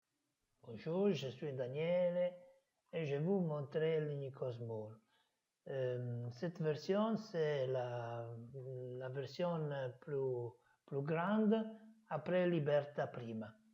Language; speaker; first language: French; non-native, fluent; Italian